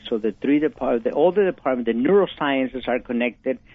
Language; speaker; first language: English; non-native, fluent; Spanish